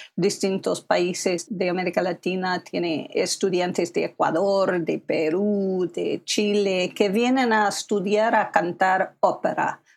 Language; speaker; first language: Spanish; non-native, fluent; English